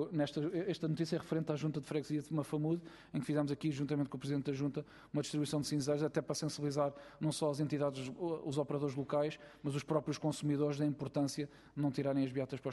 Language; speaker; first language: Portuguese; native; Portuguese